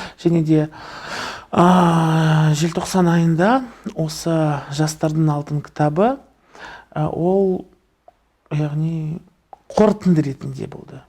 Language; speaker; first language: Kazakh; non-native, local second language; Russian